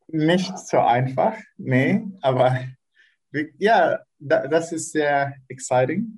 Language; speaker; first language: German; non-native, learner; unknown